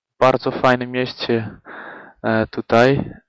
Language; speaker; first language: Polish; non-native, learner; Dutch